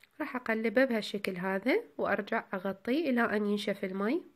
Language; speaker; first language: Arabic; native; Arabic